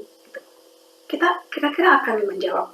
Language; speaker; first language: Indonesian; native; Indonesian